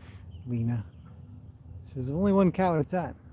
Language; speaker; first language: English; native; English